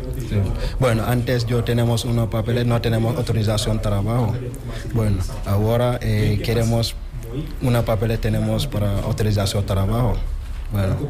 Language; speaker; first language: Spanish; non-native, learner; Wolof